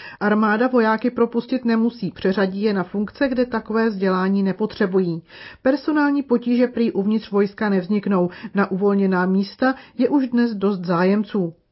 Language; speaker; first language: Czech; native; Czech